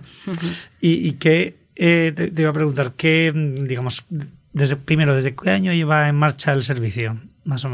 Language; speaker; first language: Spanish; native; Spanish